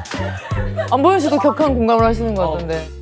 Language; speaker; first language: Korean; native; Korean